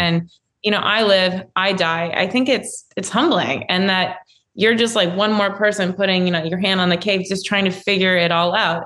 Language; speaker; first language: English; native; English